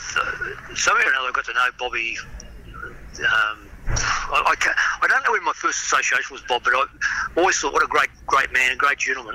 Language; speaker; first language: English; native; English